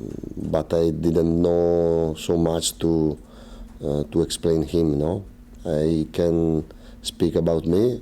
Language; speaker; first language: English; non-native, learner; Italian